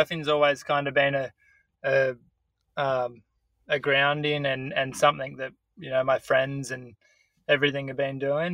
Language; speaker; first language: English; native; English